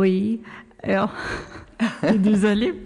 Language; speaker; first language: French; non-native, learner; Arabic